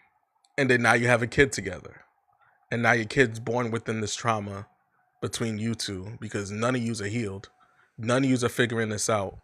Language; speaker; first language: English; native; English